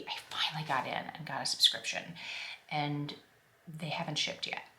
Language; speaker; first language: English; native; English